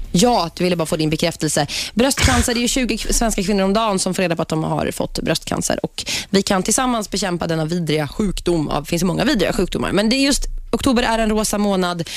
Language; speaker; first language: Swedish; native; Swedish